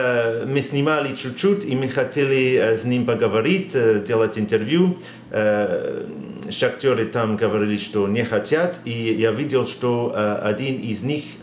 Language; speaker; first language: Russian; non-native, learner; English